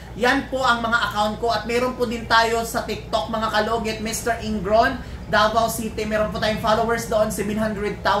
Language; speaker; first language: Filipino; non-native, local second language; Cebuano